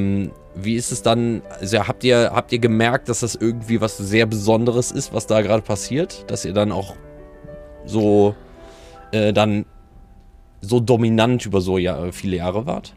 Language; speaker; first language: German; native; German